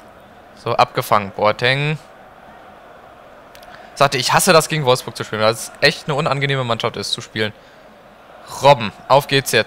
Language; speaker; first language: German; native; German